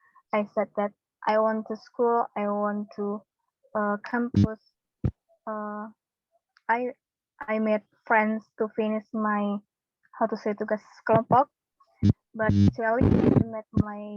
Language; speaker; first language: English; non-native, learner; Indonesian